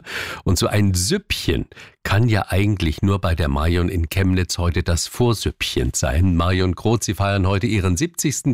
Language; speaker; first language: German; native; German